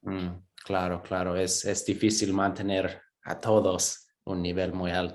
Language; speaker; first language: Spanish; non-native, fluent; English